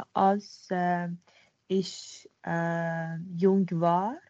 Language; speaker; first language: German; non-native, learner; Persian